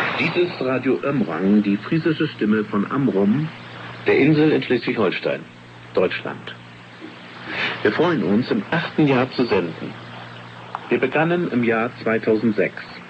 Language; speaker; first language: German; native; German